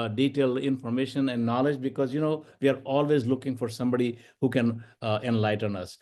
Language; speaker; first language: English; non-native, local second language; Gujarati